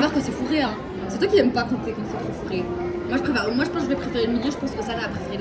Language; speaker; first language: French; native; French